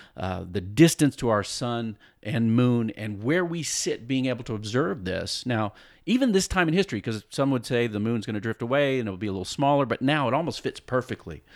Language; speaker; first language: English; native; English